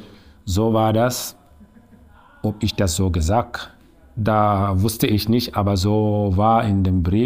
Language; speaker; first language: German; non-native, learner; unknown